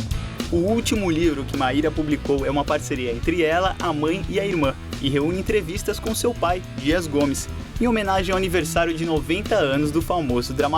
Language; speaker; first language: Portuguese; native; Portuguese